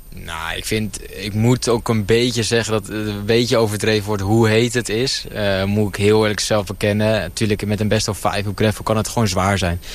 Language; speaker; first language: Dutch; native; Dutch